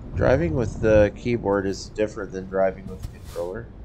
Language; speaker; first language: English; native; English